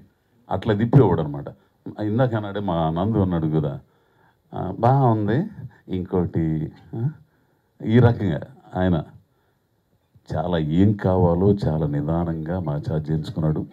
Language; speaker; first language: Telugu; native; Telugu